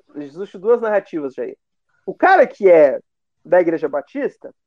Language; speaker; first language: Portuguese; native; Portuguese